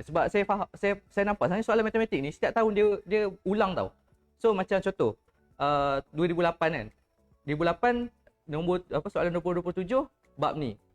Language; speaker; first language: Malay; native; Malay